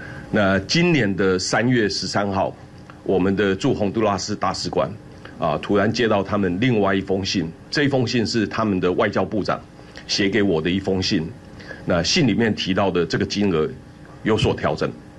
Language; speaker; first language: Chinese; native; Chinese